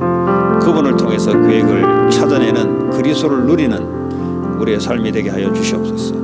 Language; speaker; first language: Korean; native; Korean